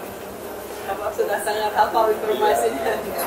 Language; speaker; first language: Indonesian; non-native, fluent; Russian